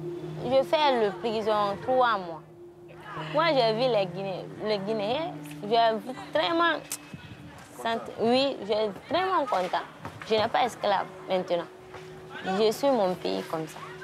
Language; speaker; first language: French; non-native, learner; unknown